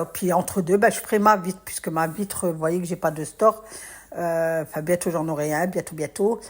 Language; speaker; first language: French; native; French